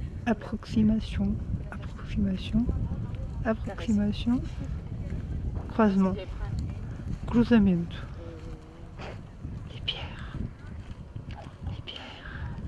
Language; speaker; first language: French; non-native, fluent; Portuguese